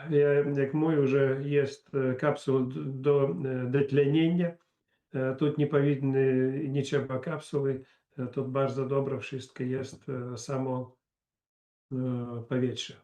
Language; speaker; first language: Polish; non-native, learner; Belarusian